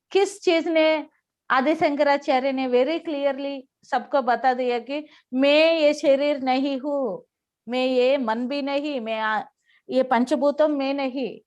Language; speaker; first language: Hindi; non-native, local second language; Telugu